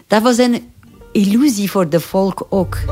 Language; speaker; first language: Dutch; non-native, learner; Persian